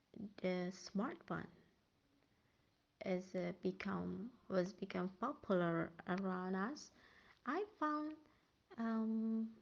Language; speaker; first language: English; non-native, learner; Indonesian